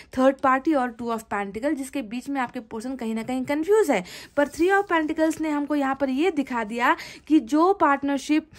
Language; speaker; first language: Hindi; native; Hindi